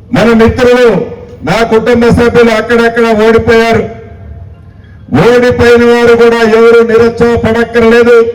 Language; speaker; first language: Telugu; native; Telugu